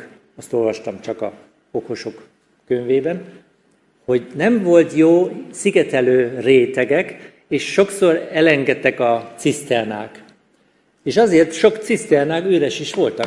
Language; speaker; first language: Hungarian; non-native, fluent; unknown